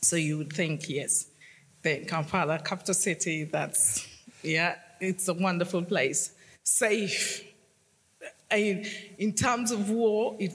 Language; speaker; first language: English; non-native, local second language; Acoli